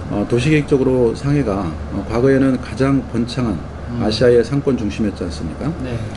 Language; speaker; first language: Korean; native; Korean